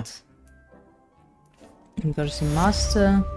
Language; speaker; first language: English; non-native, learner; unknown